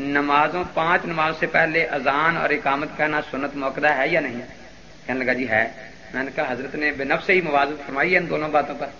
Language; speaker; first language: Urdu; non-native, local second language; Punjabi